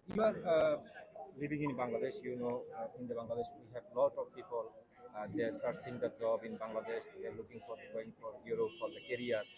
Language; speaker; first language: English; non-native, learner; Bangla